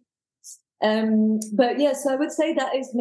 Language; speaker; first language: English; non-native, fluent; French